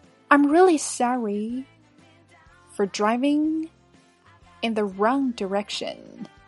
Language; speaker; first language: English; non-native, fluent; Chinese